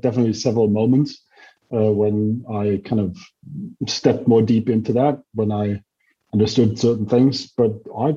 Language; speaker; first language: English; non-native, fluent; German